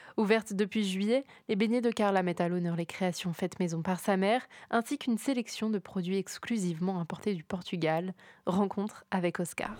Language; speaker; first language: French; native; French